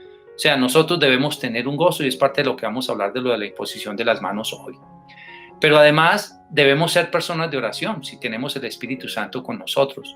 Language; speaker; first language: Spanish; native; Spanish